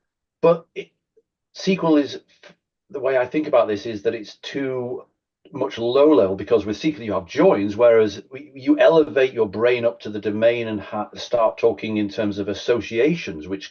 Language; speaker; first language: English; native; English